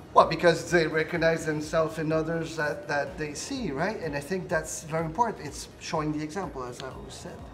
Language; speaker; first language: English; non-native, fluent; Spanish